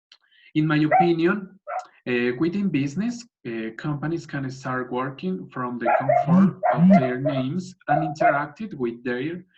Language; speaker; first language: English; non-native, learner; Spanish